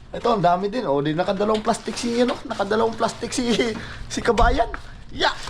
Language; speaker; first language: Filipino; native; Filipino